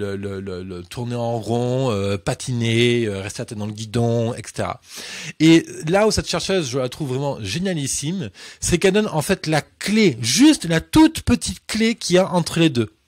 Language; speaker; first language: French; native; French